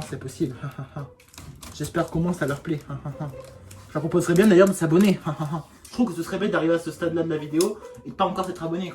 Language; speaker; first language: French; native; French